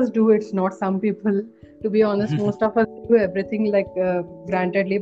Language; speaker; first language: English; non-native, local second language; Telugu